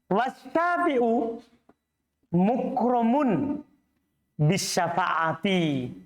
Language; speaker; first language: Arabic; non-native, fluent; Indonesian